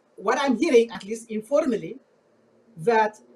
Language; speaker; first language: English; non-native, fluent; Amharic